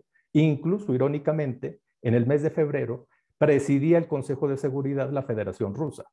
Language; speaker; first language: Spanish; native; Spanish